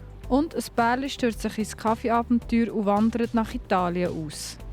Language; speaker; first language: German; native; German